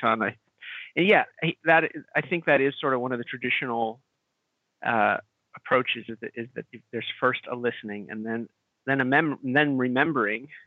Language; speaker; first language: English; native; English